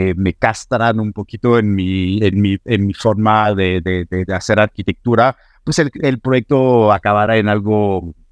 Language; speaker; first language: Spanish; non-native, fluent; French